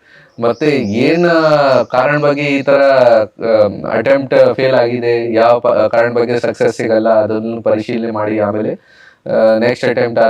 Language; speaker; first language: Kannada; non-native, local second language; Hindi